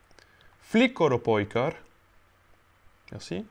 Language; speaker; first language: Swedish; non-native, learner; French